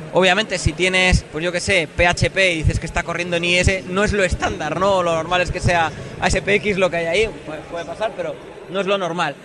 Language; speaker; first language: Spanish; native; Spanish